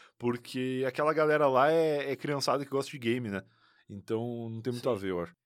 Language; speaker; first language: Portuguese; native; Portuguese